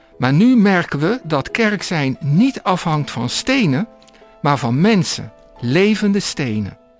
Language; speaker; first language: Dutch; native; Dutch